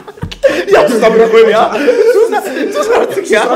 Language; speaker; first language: Turkish; early bilingual, heritage; Turkish